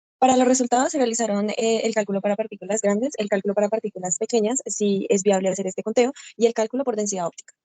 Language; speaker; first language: Spanish; native; Spanish